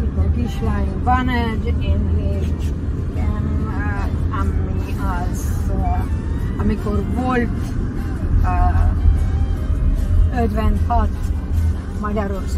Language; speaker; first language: Hungarian; early bilingual, heritage; Hungarian